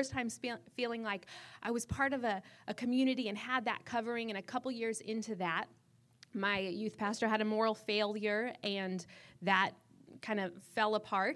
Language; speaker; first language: English; native; English